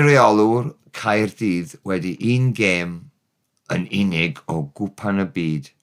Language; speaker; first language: Welsh; non-native, learner; English